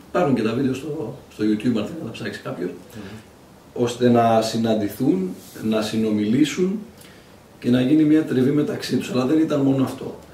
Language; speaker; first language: Greek; native; Greek